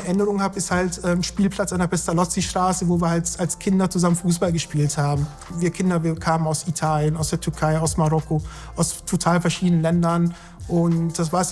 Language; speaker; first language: German; native; German